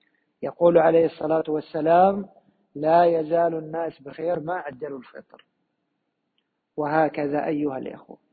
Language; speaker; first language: Arabic; native; Arabic